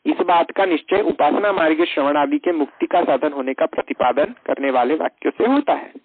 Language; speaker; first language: Hindi; non-native, local second language; Gujarati